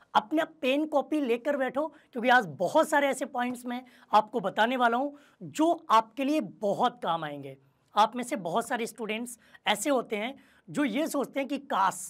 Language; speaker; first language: Hindi; native; Hindi